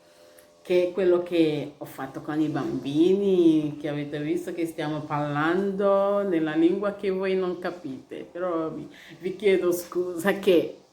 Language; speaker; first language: Italian; non-native, learner; Igbo